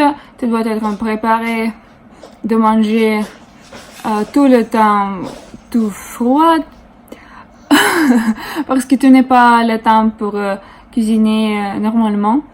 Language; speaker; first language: French; non-native, learner; Russian